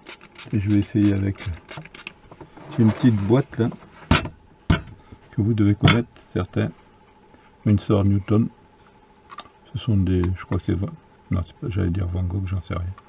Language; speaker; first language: French; native; French